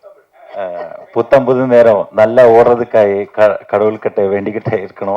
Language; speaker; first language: Tamil; non-native, learner; Malayalam